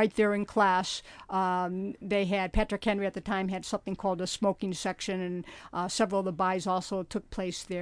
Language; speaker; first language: English; native; English